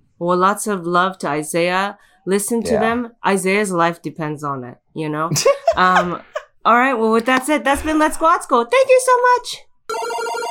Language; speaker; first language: English; early bilingual, other home language; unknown